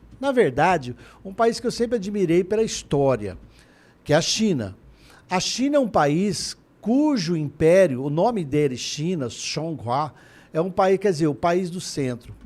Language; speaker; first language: Portuguese; native; Portuguese